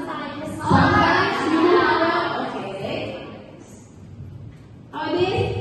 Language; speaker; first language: English; non-native, learner; Indonesian